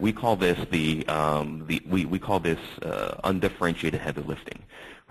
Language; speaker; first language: English; native; English